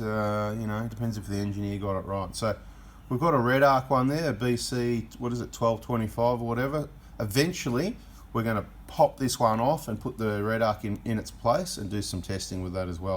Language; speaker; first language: English; native; English